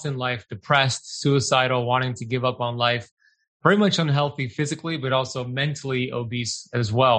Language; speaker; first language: English; native; English